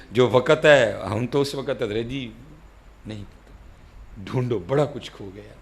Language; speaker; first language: Urdu; non-native, local second language; Punjabi